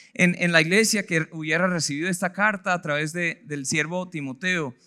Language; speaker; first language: Spanish; non-native, fluent; English